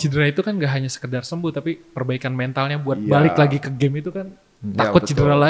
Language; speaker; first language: Indonesian; native; Indonesian